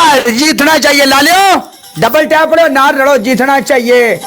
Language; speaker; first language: Hindi; non-native, local second language; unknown